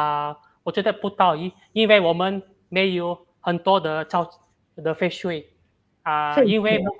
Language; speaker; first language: Chinese; non-native, local second language; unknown